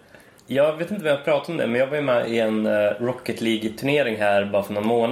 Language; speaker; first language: Swedish; native; Swedish